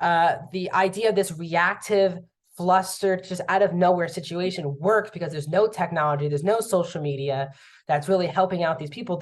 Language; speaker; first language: English; native; English